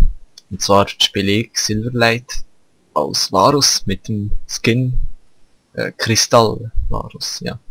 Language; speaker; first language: German; native; German